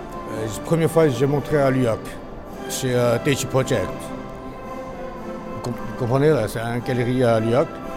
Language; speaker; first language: French; non-native, learner; Chinese